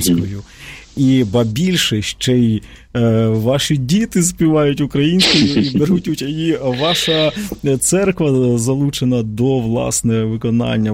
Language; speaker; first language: Ukrainian; native; Ukrainian